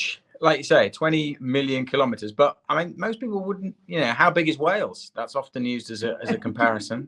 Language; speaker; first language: English; native; English